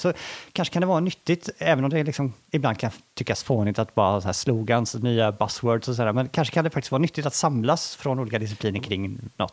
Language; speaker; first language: Swedish; native; Swedish